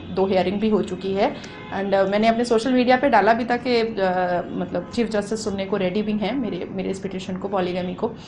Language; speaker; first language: Hindi; native; Hindi